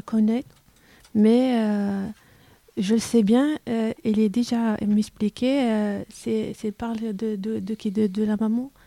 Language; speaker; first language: French; non-native, learner; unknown